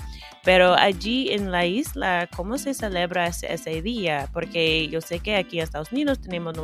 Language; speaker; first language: Spanish; non-native, fluent; English